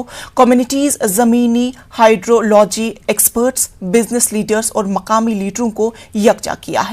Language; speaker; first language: Hindi; native; Hindi